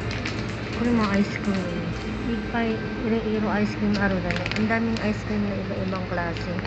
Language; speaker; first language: Japanese; non-native, learner; Filipino